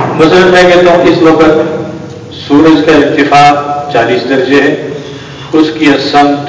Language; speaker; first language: Urdu; non-native, local second language; Pashto